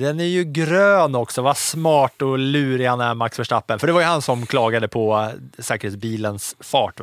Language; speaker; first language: Swedish; native; Swedish